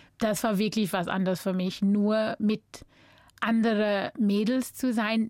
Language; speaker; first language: German; non-native, fluent; English